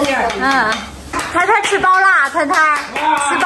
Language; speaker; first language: Chinese; native; Chinese